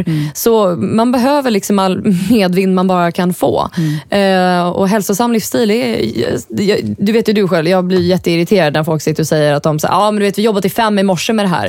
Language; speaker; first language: Swedish; native; Swedish